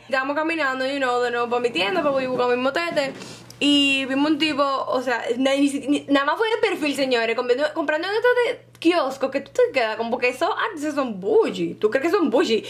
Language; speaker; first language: Spanish; native; Spanish